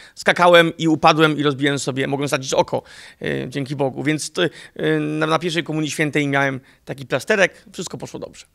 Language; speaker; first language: Polish; early bilingual, heritage; Danish